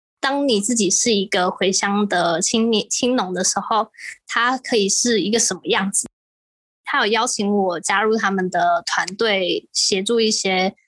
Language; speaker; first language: Chinese; native; Chinese